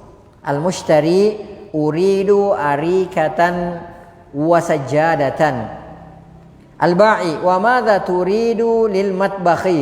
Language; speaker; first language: Arabic; non-native, fluent; Indonesian